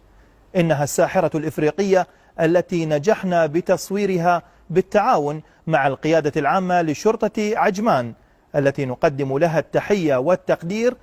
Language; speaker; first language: Arabic; native; Arabic